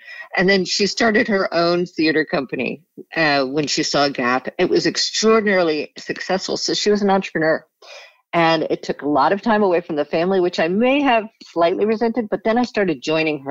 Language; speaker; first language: English; native; English